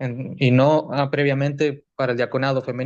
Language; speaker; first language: Spanish; native; Spanish